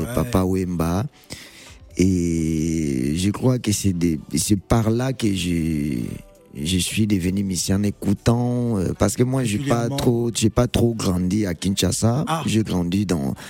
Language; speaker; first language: French; non-native, local second language; Lingala